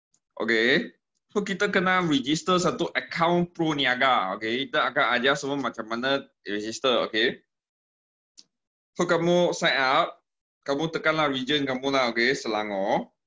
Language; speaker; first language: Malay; non-native, local second language; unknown